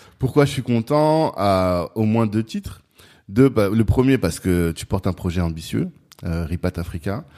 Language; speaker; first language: French; non-native, local second language; Sango